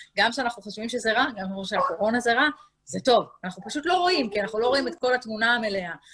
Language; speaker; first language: Hebrew; native; Hebrew